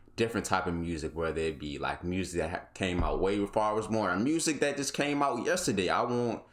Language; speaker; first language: English; native; English